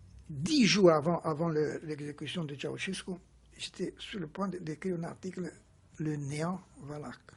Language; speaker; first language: French; non-native, fluent; Romanian